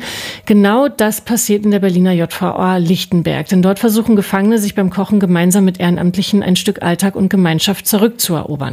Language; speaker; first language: German; native; German